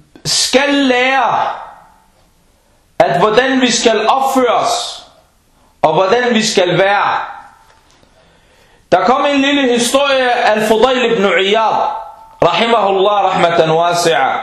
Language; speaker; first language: Danish; early bilingual, other home language; Arabic